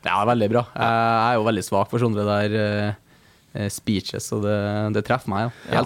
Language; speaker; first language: Norwegian; native; Norwegian